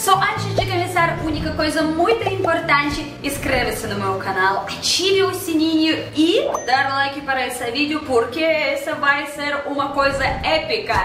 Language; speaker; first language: Portuguese; non-native, fluent; Russian